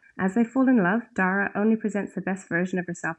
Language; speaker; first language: English; native; English